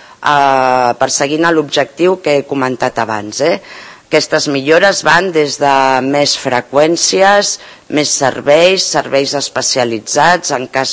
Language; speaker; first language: Catalan; native; Catalan